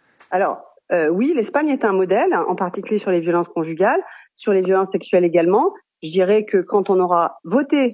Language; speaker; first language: French; native; French